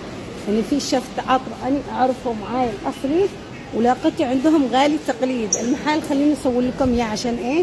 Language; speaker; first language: Arabic; native; Arabic